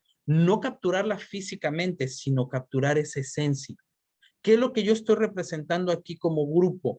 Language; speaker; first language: Spanish; native; Spanish